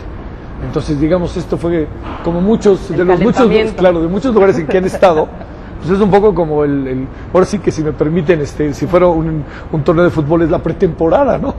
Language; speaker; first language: Spanish; native; Spanish